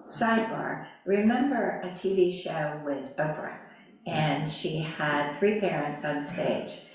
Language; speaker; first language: English; native; English